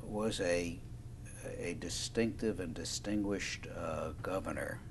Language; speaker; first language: English; native; English